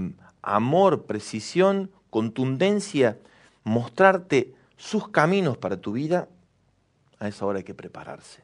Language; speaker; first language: Spanish; native; Spanish